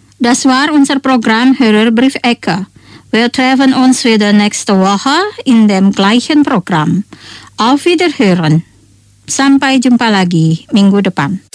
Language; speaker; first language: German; non-native, fluent; Indonesian